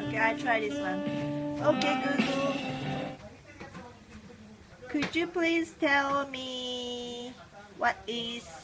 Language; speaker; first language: English; non-native, fluent; Japanese